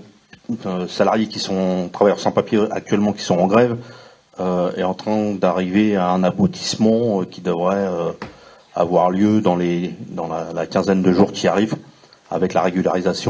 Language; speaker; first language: French; native; French